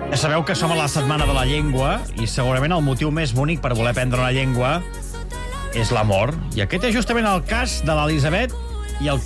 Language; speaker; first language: Catalan; native; Catalan